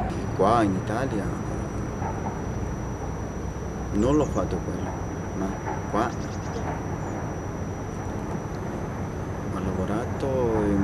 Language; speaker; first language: Italian; non-native, learner; Spanish